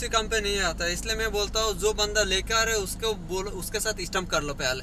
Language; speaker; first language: Hindi; non-native, fluent; Bangla